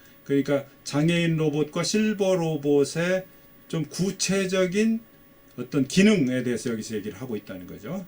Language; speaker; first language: Korean; native; Korean